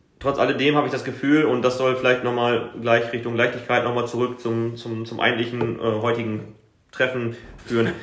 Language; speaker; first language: German; native; German